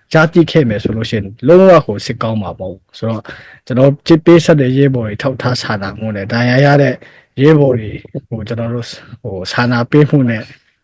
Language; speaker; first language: Burmese; non-native, local second language; Hakha Chin